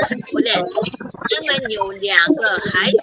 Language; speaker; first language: Chinese; non-native, fluent; Filipino